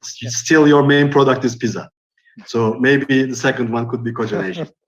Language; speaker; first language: English; non-native, fluent; Turkish